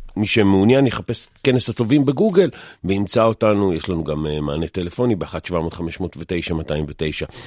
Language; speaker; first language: Hebrew; native; Hebrew